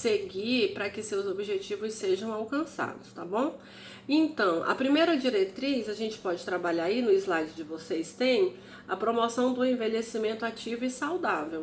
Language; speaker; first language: Portuguese; native; Portuguese